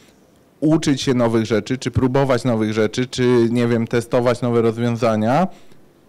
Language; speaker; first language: Polish; native; Polish